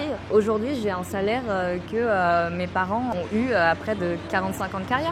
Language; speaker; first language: French; native; French